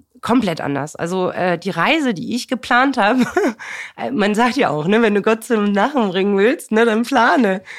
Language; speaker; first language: German; early bilingual, other home language; Turkish